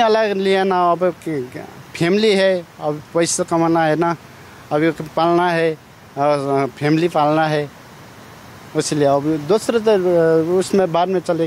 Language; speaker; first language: Hindi; non-native, learner; Nepali